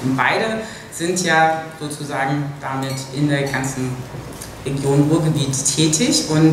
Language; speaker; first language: German; native; German